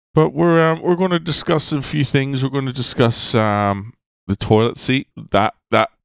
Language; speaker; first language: English; native; English